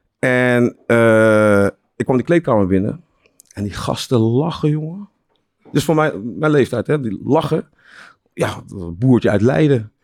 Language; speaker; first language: Dutch; native; Dutch